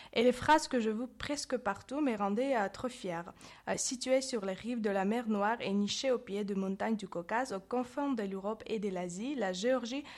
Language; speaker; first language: French; non-native, learner; Georgian